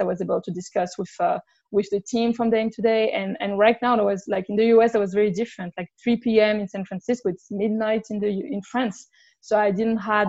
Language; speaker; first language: English; non-native, fluent; French